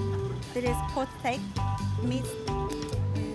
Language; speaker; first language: English; non-native, learner; Vietnamese